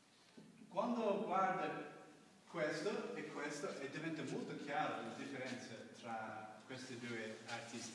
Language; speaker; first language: Italian; non-native, learner; English